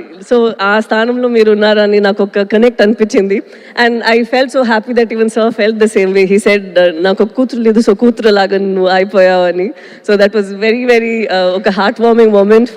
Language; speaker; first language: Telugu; non-native, local second language; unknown